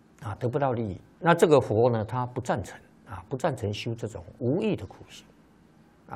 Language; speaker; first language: Chinese; native; Chinese